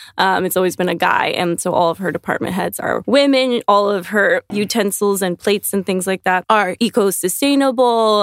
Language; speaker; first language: English; native; English